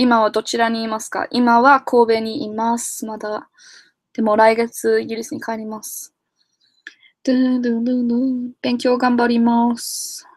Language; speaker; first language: Japanese; non-native, fluent; English